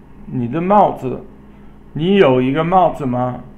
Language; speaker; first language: Chinese; non-native, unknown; English